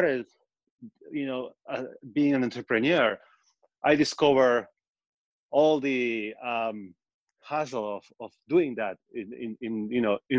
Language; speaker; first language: English; non-native, fluent; Spanish